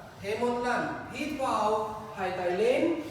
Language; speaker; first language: Vietnamese; non-native, learner; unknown